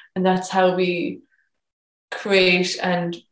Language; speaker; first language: English; native; English